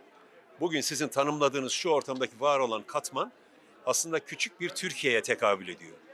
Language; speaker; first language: Turkish; native; Turkish